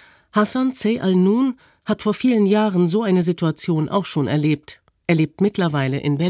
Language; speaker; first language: German; native; German